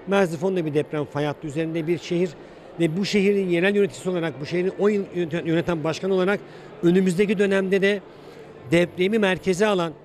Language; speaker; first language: Turkish; native; Turkish